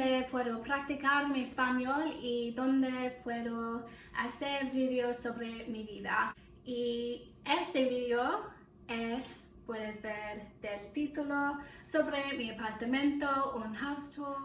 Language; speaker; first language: Spanish; non-native, learner; English